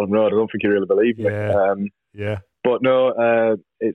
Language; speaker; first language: English; native; English